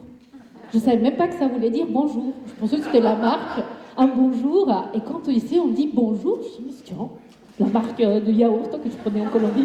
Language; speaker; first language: French; non-native, fluent; Spanish